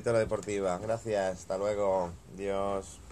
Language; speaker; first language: Spanish; native; Spanish